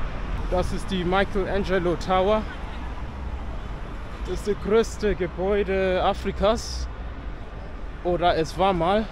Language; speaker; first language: German; non-native, fluent; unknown